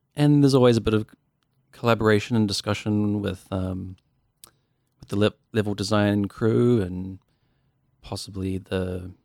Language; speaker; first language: English; native; English